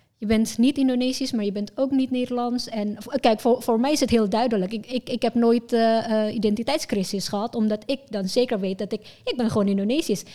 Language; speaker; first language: Dutch; non-native, fluent; Indonesian